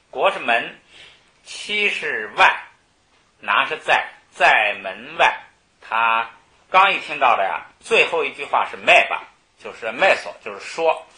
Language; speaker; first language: Chinese; native; Chinese